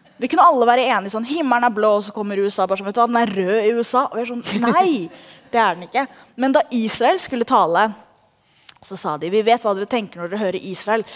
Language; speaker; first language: Norwegian; early bilingual, other home language; Somali